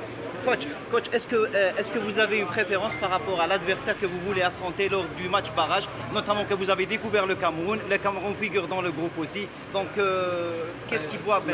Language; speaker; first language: French; non-native, local second language; Arabic